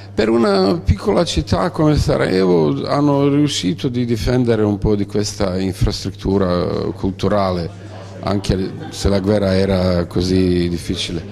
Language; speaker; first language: Italian; non-native, fluent; Croatian